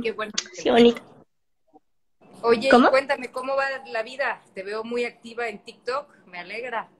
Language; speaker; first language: Spanish; native; Spanish